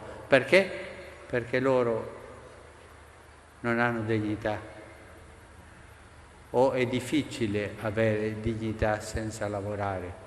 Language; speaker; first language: Italian; non-native, fluent; Spanish